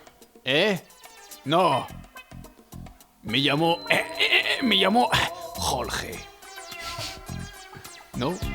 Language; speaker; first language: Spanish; non-native, learner; French